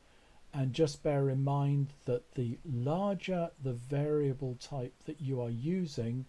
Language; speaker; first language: English; native; English